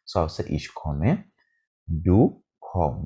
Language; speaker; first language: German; non-native, fluent; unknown